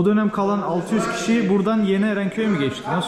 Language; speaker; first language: Turkish; native; Turkish